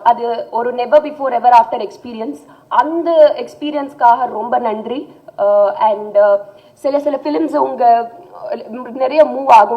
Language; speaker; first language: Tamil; non-native, fluent; Telugu